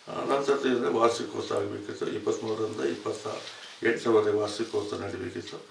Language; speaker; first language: Kannada; native; Kannada